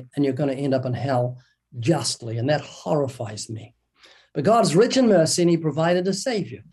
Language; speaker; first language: English; native; English